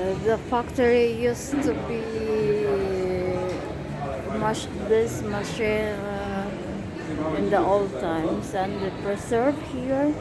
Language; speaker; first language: English; non-native, fluent; Filipino